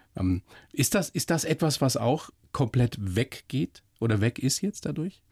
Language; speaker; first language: German; native; German